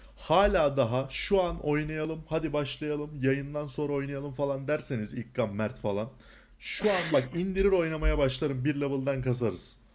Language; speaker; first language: Turkish; native; Turkish